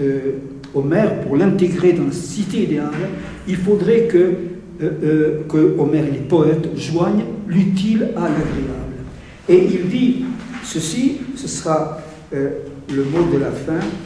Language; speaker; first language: French; native; French